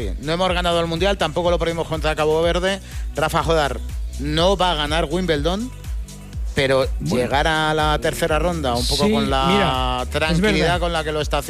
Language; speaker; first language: Spanish; native; Spanish